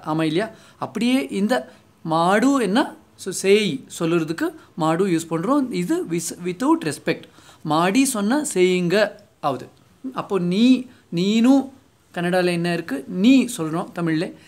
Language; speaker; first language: Tamil; non-native, fluent; Kannada